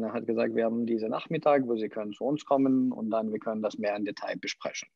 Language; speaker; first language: German; non-native, fluent; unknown